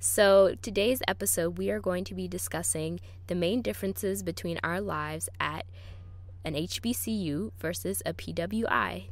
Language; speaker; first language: English; native; English